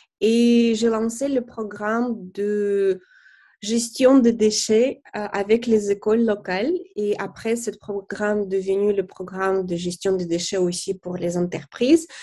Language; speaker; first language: French; non-native, fluent; Russian